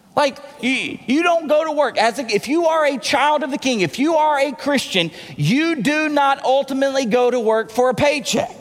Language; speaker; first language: English; native; English